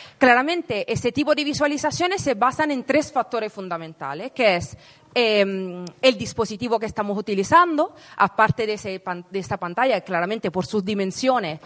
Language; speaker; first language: Spanish; non-native, fluent; Italian